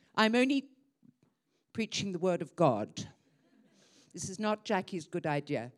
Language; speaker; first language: English; native; English